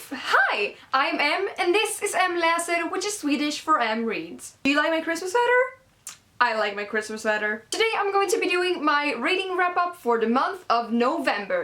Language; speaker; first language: English; non-native, fluent; Swedish